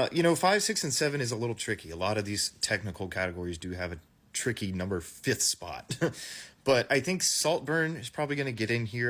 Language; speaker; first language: English; native; English